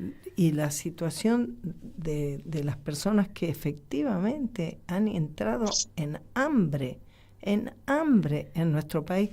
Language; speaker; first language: Spanish; native; Spanish